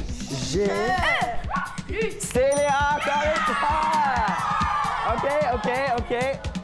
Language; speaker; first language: French; native; French